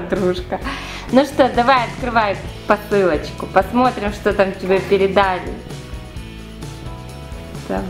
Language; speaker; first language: Russian; native; Russian